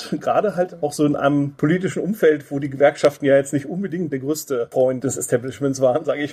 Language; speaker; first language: German; native; German